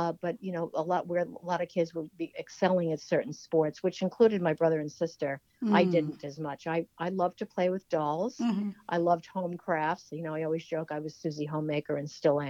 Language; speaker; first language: English; native; English